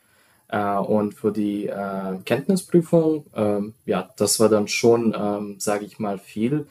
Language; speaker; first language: German; non-native, fluent; Serbian